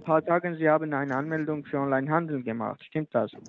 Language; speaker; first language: German; non-native, learner; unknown